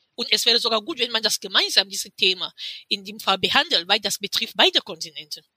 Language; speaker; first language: German; non-native, fluent; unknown